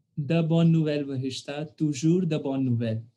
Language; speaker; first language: French; non-native, fluent; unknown